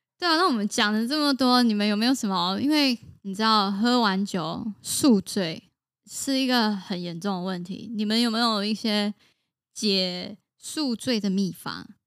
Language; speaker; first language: Chinese; native; Chinese